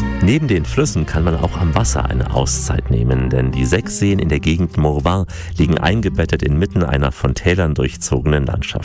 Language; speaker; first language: German; native; German